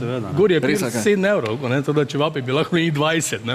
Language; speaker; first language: Slovenian; native; Slovenian